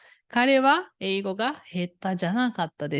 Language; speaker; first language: Japanese; non-native, fluent; Portuguese